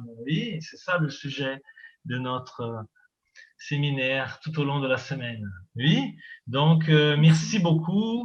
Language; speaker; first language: French; non-native, fluent; Portuguese